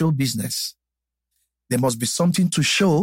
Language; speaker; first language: English; non-native, local second language; Yoruba